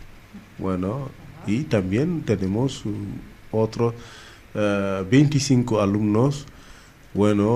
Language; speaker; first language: Spanish; non-native, fluent; Wolof